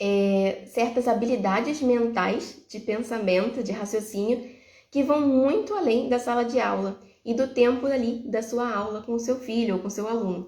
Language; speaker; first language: Portuguese; native; Portuguese